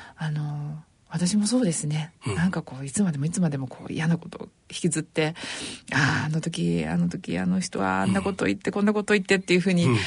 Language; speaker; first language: Japanese; native; Japanese